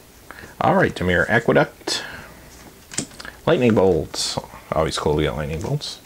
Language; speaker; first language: English; native; English